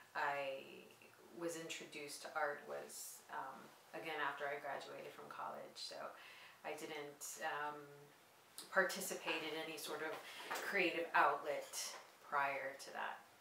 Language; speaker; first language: English; native; English